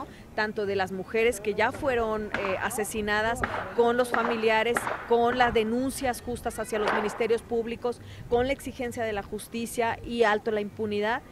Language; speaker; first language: Spanish; native; Spanish